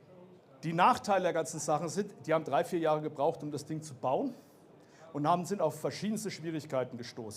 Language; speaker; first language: German; native; German